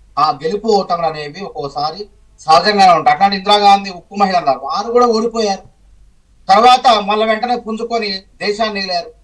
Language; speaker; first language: Telugu; native; Telugu